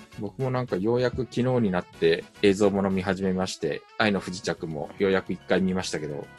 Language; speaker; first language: Japanese; native; Japanese